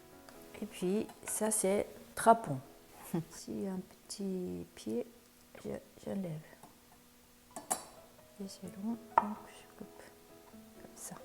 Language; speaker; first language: French; non-native, learner; Japanese